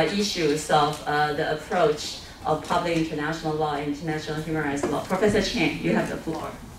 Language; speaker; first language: English; non-native, fluent; Chinese